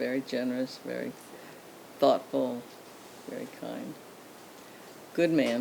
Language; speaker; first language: English; native; English